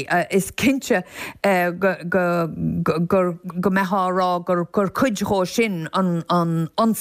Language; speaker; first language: Irish; native; Irish